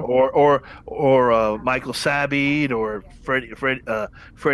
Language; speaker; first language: English; native; English